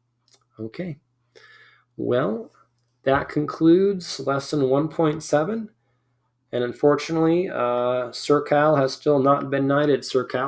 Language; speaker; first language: English; native; English